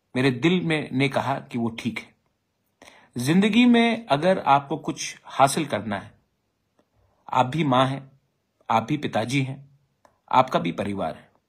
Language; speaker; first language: Hindi; non-native, local second language; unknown